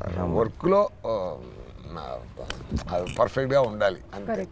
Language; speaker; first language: Telugu; non-native, fluent; Tamil